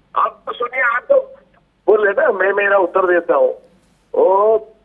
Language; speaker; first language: Hindi; native; Hindi